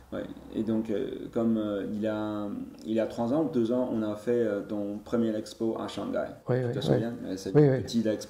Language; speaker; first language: French; non-native, learner; Chinese